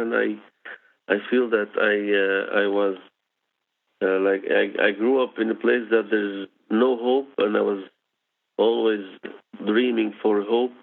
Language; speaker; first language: English; non-native, fluent; Hebrew